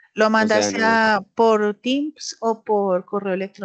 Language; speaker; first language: Spanish; native; Spanish